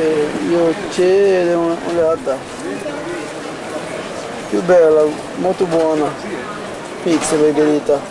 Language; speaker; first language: Italian; non-native, learner; Portuguese